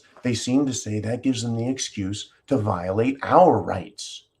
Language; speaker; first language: English; native; English